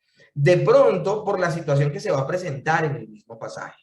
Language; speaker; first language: Spanish; native; Spanish